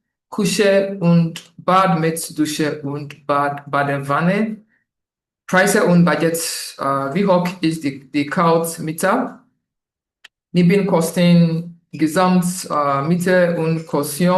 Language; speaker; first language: German; non-native, learner; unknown